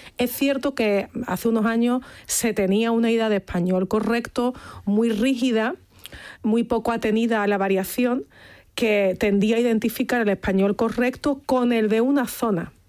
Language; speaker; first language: Spanish; native; Spanish